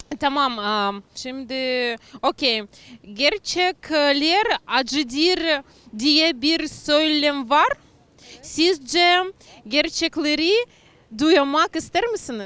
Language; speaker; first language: Turkish; non-native, learner; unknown